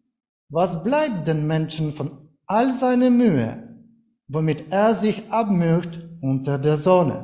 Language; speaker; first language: German; non-native, learner; Ukrainian